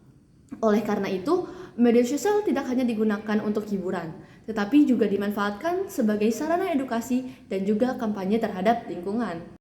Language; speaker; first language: Indonesian; native; Indonesian